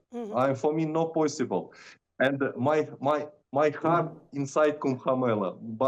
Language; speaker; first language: English; non-native, learner; Russian